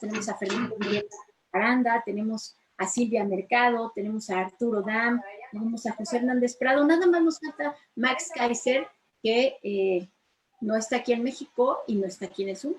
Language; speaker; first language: Spanish; native; Spanish